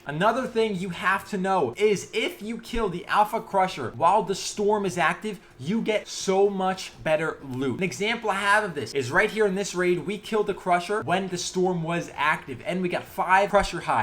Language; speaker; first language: English; native; English